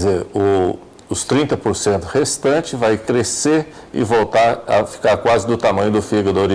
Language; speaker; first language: Portuguese; native; Portuguese